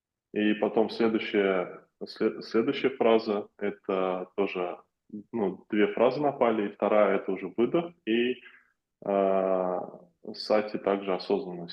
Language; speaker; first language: Russian; native; Russian